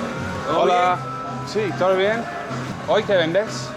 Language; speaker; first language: Spanish; non-native, learner; English